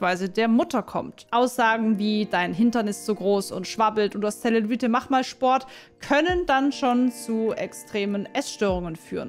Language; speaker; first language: German; native; German